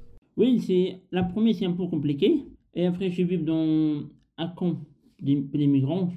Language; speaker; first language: French; non-native, learner; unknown